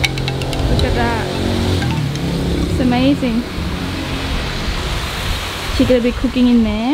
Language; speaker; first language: English; non-native, learner; Thai